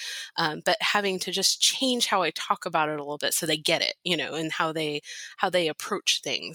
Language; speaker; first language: English; native; English